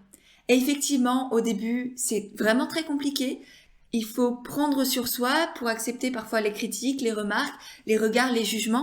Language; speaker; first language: French; native; French